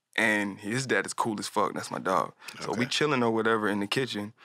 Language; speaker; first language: English; native; English